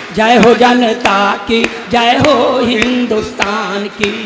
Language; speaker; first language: Hindi; native; Hindi